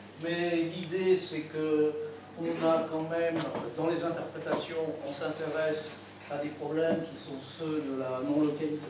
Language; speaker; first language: French; native; French